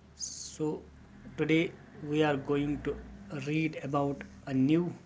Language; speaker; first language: English; non-native, local second language; Urdu